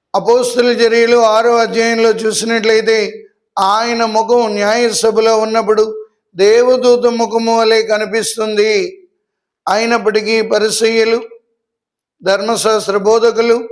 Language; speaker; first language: Telugu; native; Telugu